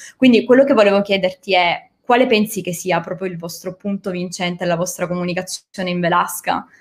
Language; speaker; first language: Italian; native; Italian